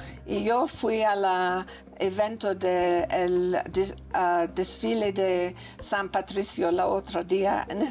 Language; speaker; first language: Spanish; non-native, learner; English